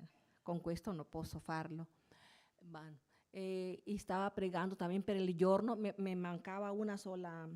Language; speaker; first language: Italian; non-native, learner; Spanish